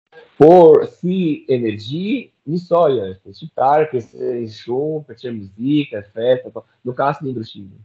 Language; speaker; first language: Albanian; non-native, learner; Portuguese